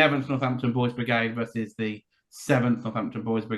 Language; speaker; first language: English; native; English